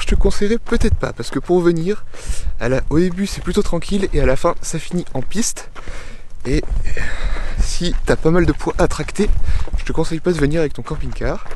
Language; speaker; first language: French; native; French